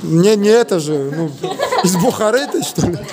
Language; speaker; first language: Russian; non-native, learner; Tajik